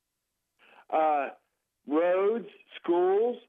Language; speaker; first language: English; native; English